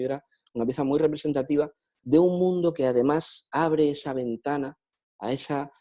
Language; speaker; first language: Spanish; native; Spanish